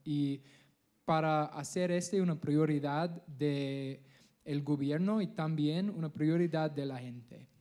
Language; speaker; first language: Spanish; non-native, learner; English